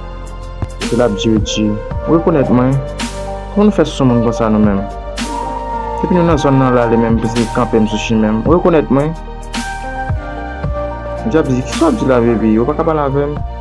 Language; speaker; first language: French; non-native, learner; Haitian Creole